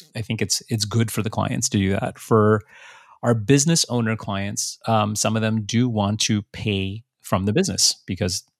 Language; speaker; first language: English; early bilingual, other home language; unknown